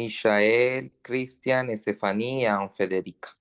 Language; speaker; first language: French; non-native, learner; Spanish